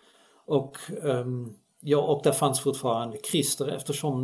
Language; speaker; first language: Swedish; non-native, fluent; Dutch